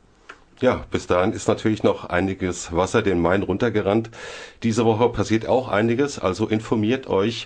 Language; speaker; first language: German; native; German